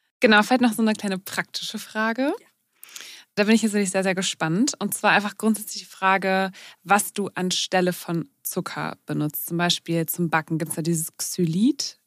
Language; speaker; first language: German; native; German